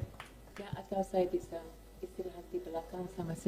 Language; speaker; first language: Indonesian; non-native, fluent; English